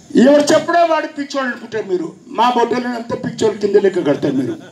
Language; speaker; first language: Hindi; non-native, local second language; Telugu